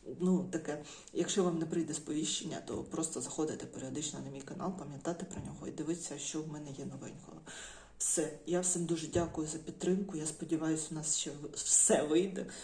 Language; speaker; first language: Ukrainian; non-native, local second language; Russian